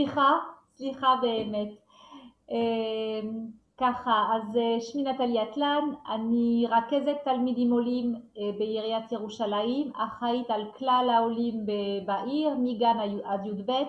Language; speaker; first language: Hebrew; non-native, fluent; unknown